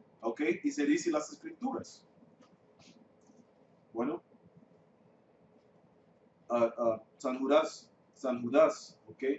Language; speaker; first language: Spanish; non-native, fluent; English